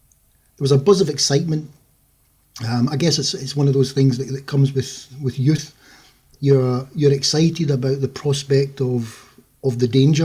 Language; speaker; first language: English; native; English